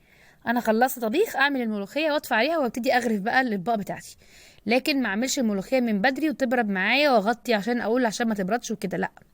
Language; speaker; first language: Arabic; native; Arabic